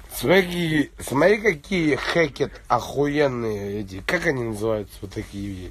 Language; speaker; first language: Russian; native; Russian